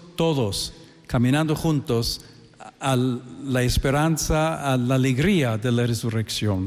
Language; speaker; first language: Spanish; non-native, fluent; English